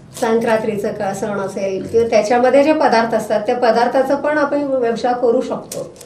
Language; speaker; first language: Marathi; non-native, local second language; Telugu